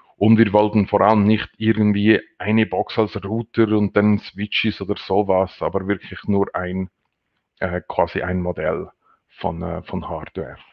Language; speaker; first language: German; non-native, local second language; French